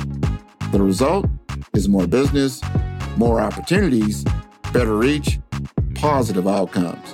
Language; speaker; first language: English; native; English